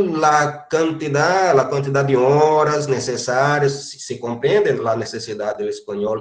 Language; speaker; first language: Spanish; non-native, fluent; Portuguese